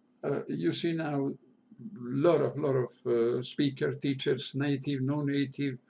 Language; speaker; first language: English; non-native, learner; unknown